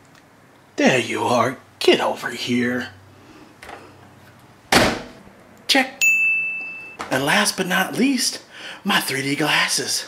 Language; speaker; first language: English; native; English